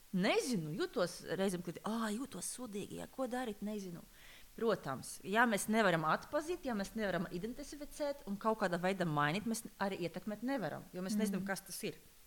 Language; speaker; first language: Latvian; non-native, local second language; Russian